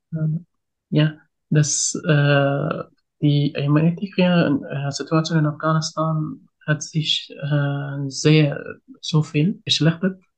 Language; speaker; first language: German; non-native, learner; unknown